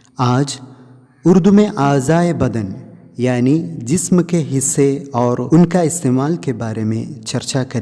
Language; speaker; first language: Hindi; non-native, local second language; Malayalam